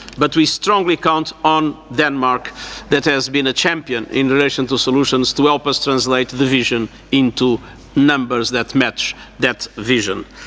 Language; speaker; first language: English; non-native, fluent; Portuguese